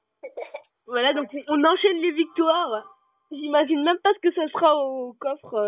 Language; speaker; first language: French; native; French